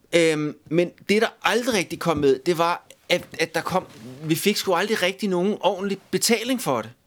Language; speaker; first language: Danish; native; Danish